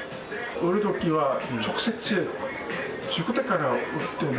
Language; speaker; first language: Japanese; non-native, learner; Korean